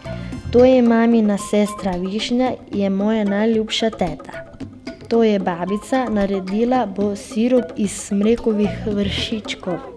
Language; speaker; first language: Slovenian; non-native, local second language; Romany